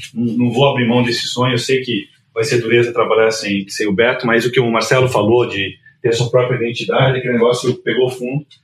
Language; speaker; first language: Portuguese; native; Portuguese